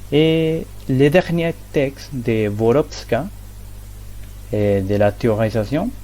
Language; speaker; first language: French; non-native, learner; Spanish